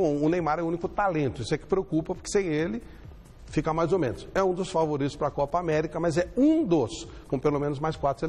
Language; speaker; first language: Portuguese; native; Portuguese